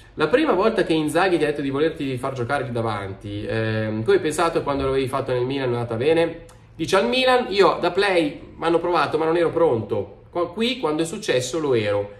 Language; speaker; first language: Italian; native; Italian